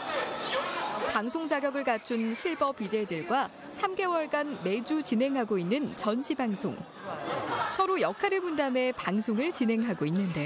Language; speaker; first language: Korean; native; Korean